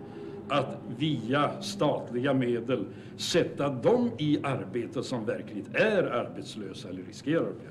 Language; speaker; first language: Swedish; native; Swedish